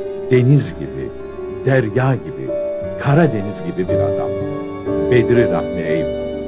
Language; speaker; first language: Turkish; native; Turkish